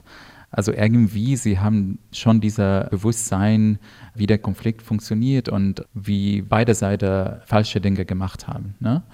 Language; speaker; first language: German; non-native, fluent; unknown